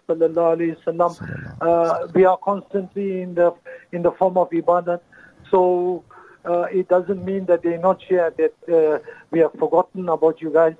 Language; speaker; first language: English; native; English